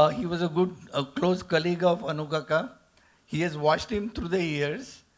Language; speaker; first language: English; non-native, local second language; Marathi